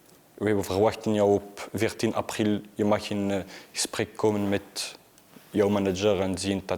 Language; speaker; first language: Dutch; non-native, fluent; Arabic